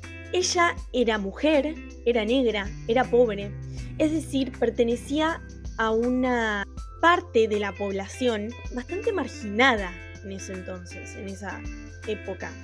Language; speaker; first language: Spanish; native; Spanish